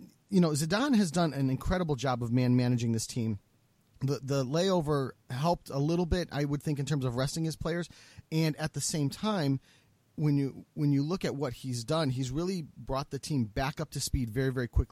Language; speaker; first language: English; native; English